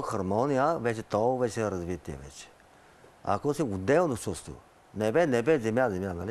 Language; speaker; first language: Bulgarian; non-native, learner; Chinese